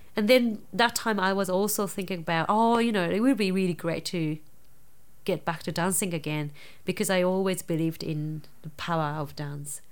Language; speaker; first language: English; non-native, fluent; Japanese